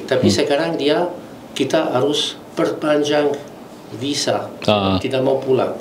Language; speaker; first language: Indonesian; non-native, learner; Italian